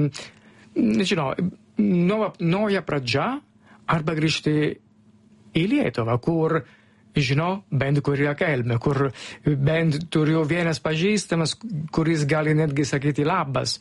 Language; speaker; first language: Lithuanian; non-native, fluent; Italian